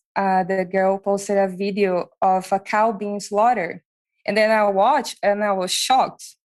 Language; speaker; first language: English; non-native, fluent; Portuguese